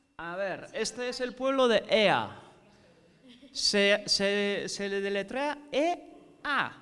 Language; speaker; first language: Spanish; non-native, fluent; English